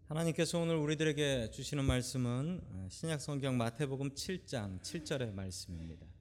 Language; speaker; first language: Korean; native; Korean